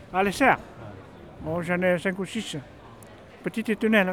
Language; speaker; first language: French; non-native, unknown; Hmong